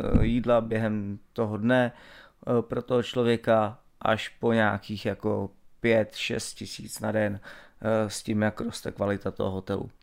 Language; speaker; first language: Czech; native; Czech